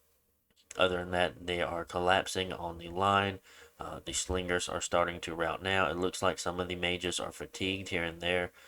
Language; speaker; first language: English; native; English